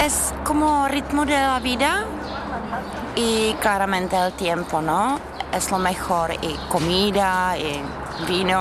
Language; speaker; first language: Spanish; non-native, learner; Czech